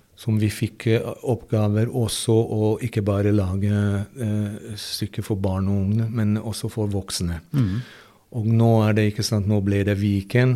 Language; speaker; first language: Norwegian; non-native, fluent; Hungarian